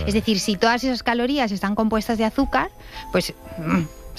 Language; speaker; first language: Spanish; native; Spanish